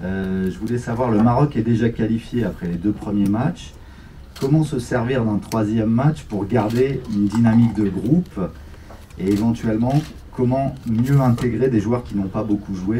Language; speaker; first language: French; native; French